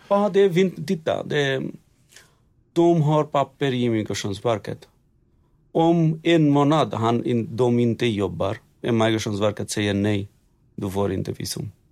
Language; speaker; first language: Swedish; non-native, learner; Bangla